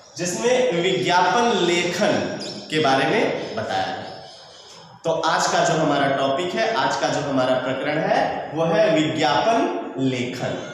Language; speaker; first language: Hindi; native; Hindi